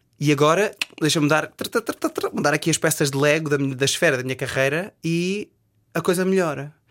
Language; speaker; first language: Portuguese; native; Portuguese